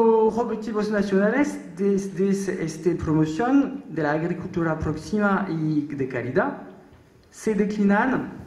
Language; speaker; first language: Spanish; non-native, learner; French